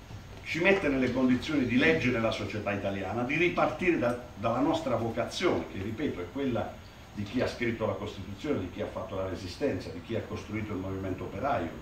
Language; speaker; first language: Italian; native; Italian